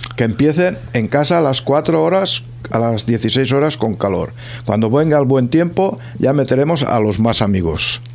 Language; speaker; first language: Spanish; non-native, local second language; Catalan